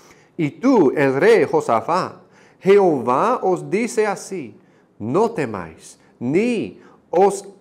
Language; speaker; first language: Spanish; non-native, fluent; English